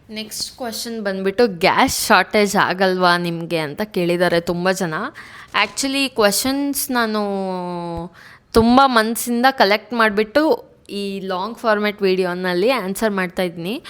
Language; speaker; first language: Kannada; native; Kannada